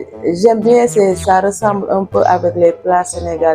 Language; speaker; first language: French; non-native, local second language; Wolof